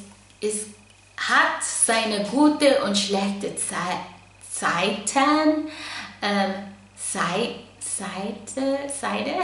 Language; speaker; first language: German; non-native, fluent; English